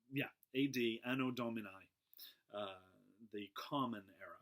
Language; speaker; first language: English; native; English